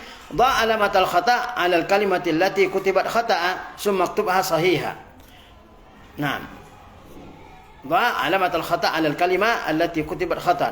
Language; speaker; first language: Arabic; non-native, fluent; Indonesian